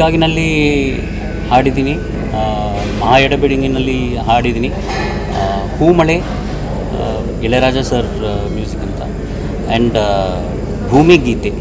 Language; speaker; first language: Kannada; non-native, learner; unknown